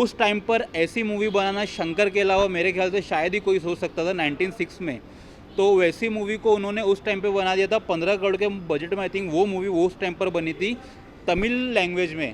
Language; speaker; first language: Hindi; native; Hindi